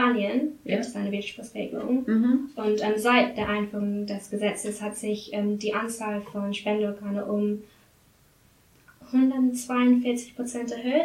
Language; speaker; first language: German; non-native, learner; English